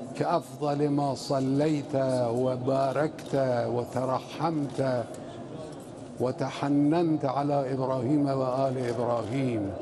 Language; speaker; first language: Arabic; non-native, fluent; Persian